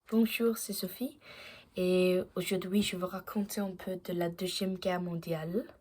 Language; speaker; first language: French; non-native, learner; Danish